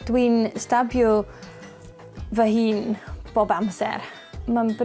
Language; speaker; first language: Welsh; non-native, learner; English